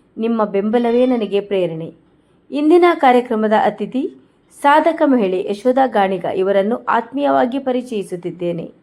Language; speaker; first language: Kannada; non-native, local second language; Konkani